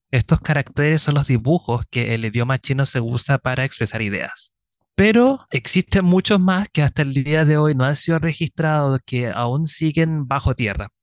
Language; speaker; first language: Spanish; early bilingual, other home language; Chinese